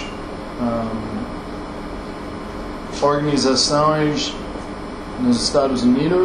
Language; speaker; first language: Portuguese; non-native, learner; English